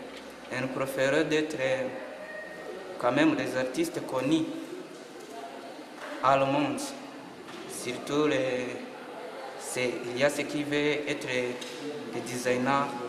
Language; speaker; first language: French; non-native, local second language; Kinyarwanda